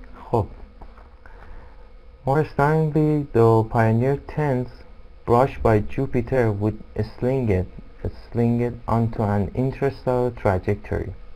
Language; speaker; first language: English; non-native, fluent; Persian